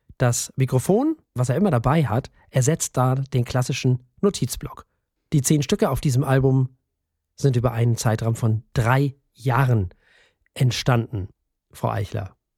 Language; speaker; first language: German; native; German